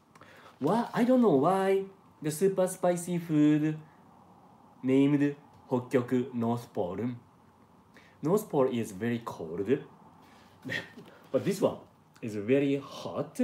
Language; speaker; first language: English; non-native, learner; Japanese